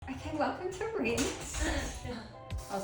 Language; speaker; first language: English; native; English